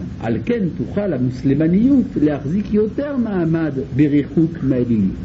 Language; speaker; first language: Hebrew; native; Hebrew